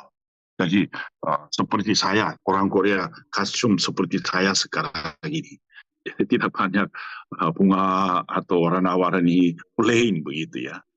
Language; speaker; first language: Indonesian; non-native, fluent; Korean